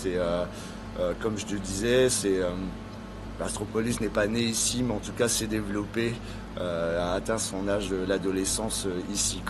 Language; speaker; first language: French; native; French